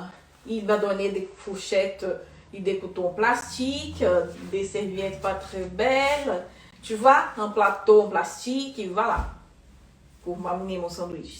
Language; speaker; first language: French; non-native, fluent; Portuguese